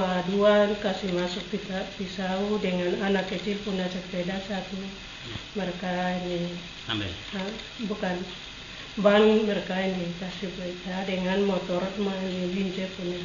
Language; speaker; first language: Indonesian; non-native, local second language; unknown